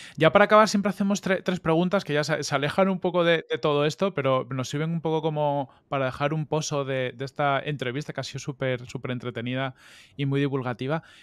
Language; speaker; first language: Spanish; native; Spanish